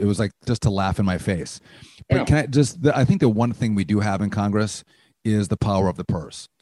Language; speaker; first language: English; native; English